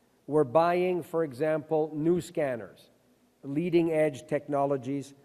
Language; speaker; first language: English; early bilingual, other home language; French